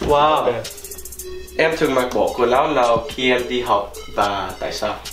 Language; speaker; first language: Vietnamese; early bilingual, heritage; Vietnamese